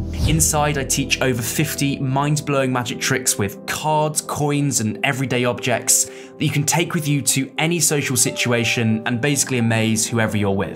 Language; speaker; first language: English; native; English